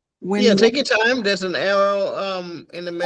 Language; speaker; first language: English; native; English